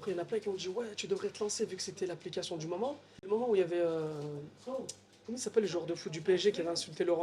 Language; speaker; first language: French; native; French